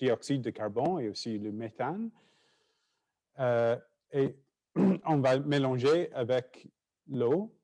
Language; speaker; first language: French; non-native, fluent; English